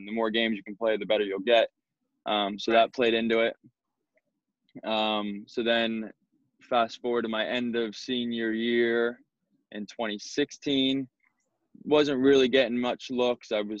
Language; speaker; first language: English; native; English